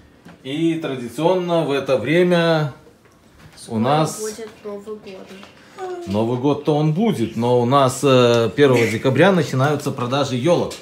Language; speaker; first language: Russian; native; Russian